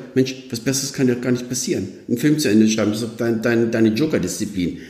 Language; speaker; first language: German; native; German